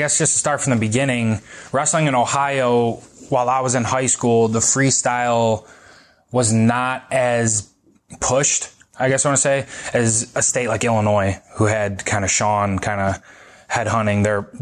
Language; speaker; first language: English; native; English